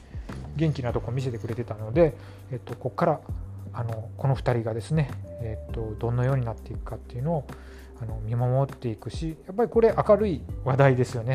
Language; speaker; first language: Japanese; native; Japanese